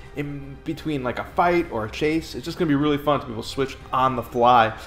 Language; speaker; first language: English; native; English